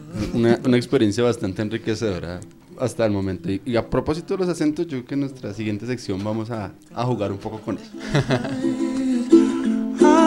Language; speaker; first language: Spanish; native; Spanish